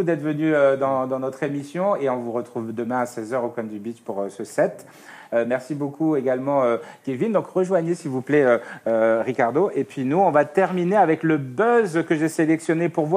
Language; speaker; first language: French; native; French